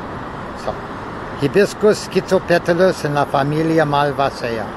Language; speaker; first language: Spanish; non-native, learner; English